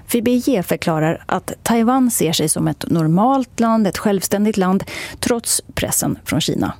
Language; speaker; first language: Swedish; native; Swedish